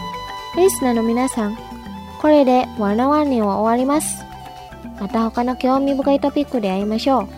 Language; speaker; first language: Japanese; non-native, fluent; Indonesian